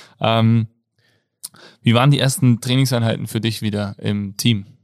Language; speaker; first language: German; native; German